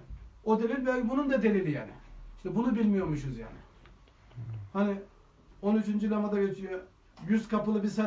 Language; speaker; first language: Turkish; native; Turkish